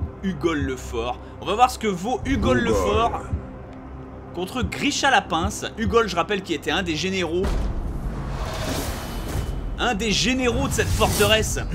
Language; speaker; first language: French; native; French